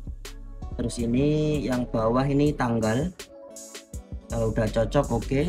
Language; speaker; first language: Indonesian; native; Indonesian